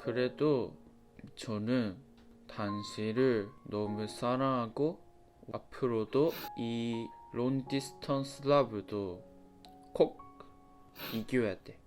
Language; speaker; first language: Korean; non-native, fluent; Japanese